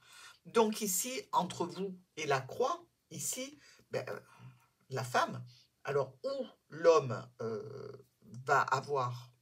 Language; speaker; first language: French; native; French